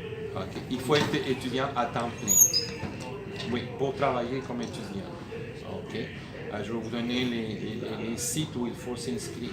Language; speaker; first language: French; native; French